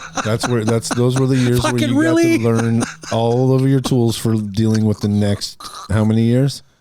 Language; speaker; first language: English; native; English